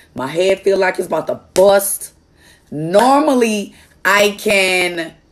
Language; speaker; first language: English; native; English